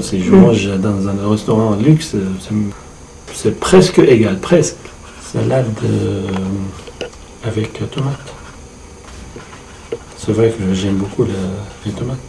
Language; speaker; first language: French; non-native, fluent; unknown